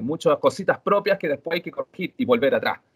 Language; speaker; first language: Spanish; native; Spanish